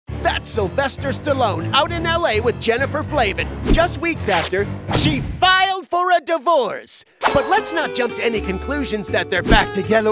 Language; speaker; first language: English; native; English